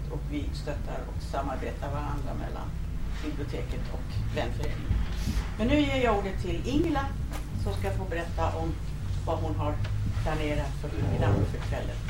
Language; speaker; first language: Swedish; native; Swedish